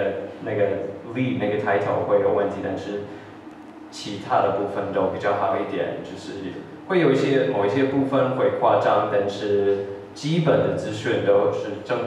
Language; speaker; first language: Chinese; early bilingual, heritage; English